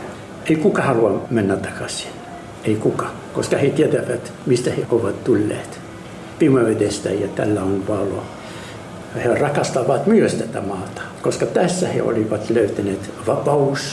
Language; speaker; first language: Finnish; non-native, fluent; Arabic